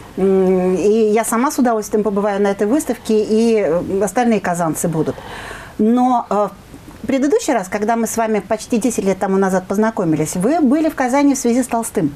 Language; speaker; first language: Russian; native; Russian